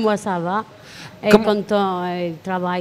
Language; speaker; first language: French; non-native, learner; Albanian